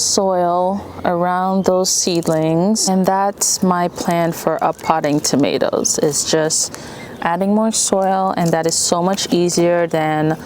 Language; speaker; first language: English; native; English